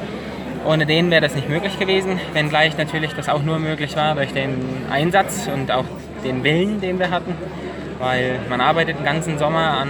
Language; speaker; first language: German; native; German